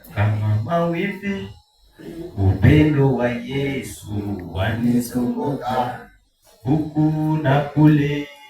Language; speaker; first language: Swahili; non-native, local second language; Luo (Kenya and Tanzania)